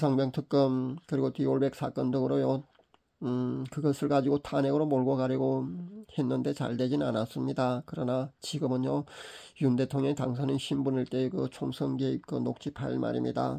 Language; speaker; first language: Korean; native; Korean